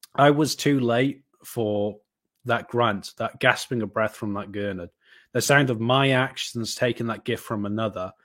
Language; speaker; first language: English; native; English